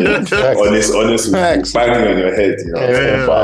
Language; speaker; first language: English; native; English